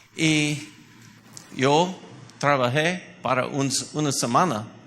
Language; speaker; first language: Spanish; non-native, learner; English